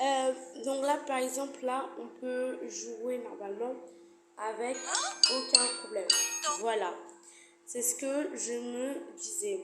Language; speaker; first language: French; native; French